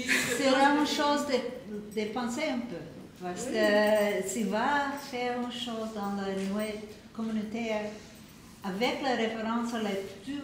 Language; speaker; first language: French; non-native, learner; English